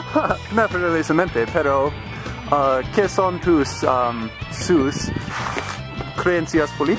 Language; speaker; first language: Spanish; non-native, learner; English